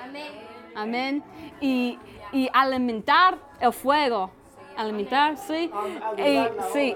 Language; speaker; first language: Spanish; non-native, learner; English